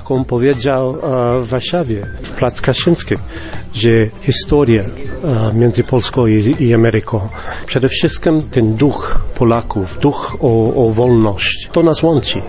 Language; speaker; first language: Polish; non-native, fluent; English